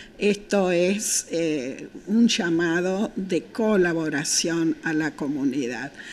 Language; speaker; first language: Spanish; native; Spanish